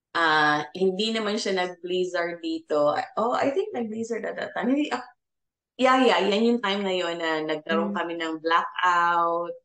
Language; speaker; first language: English; non-native, local second language; Filipino